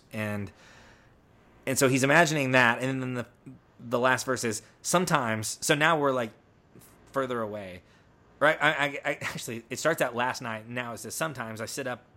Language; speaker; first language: English; native; English